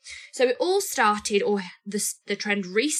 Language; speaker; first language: English; native; English